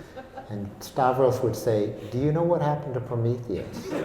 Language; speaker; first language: English; native; English